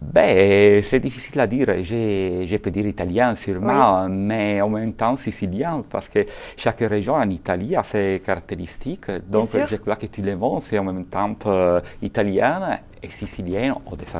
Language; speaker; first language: French; non-native, fluent; Italian